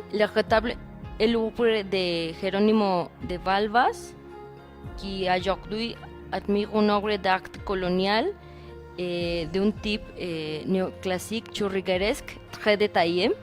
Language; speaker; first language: French; non-native, learner; Spanish